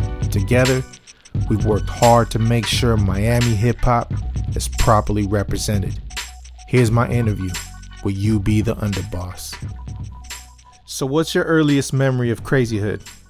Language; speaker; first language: English; early bilingual, other home language; Spanish